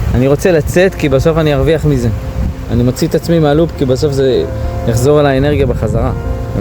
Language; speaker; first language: Hebrew; native; Hebrew